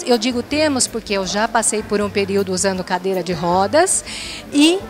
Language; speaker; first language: Portuguese; native; Portuguese